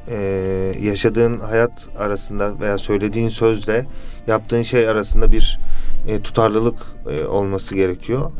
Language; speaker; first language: Turkish; native; Turkish